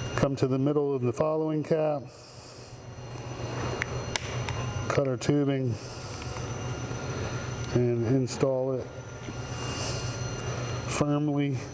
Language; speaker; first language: English; native; English